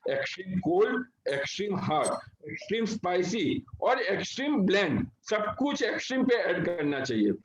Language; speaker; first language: Hindi; non-native, local second language; Gujarati